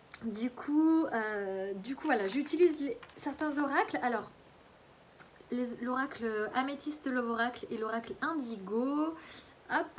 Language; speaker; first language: French; native; French